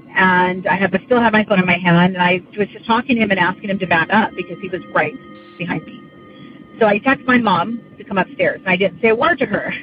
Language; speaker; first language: English; native; English